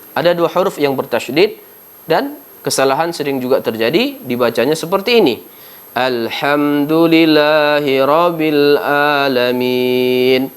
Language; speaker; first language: Malay; native; Malay